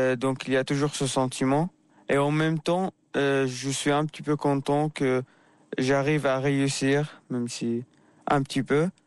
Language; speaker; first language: French; non-native, fluent; Arabic